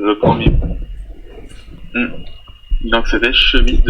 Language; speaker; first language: French; non-native, fluent; Portuguese